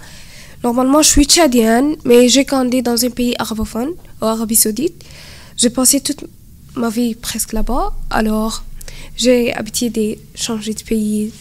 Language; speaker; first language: French; non-native, learner; Arabic